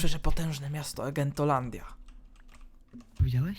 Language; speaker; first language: Polish; native; Polish